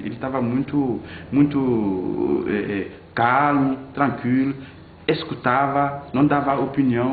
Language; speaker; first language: Portuguese; non-native, fluent; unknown